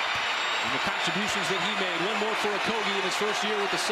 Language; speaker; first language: English; native; English